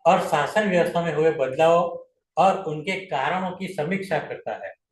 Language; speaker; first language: Hindi; non-native, local second language; Gujarati